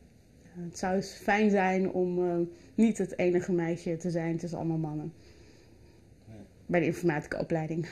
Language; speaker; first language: Dutch; native; Dutch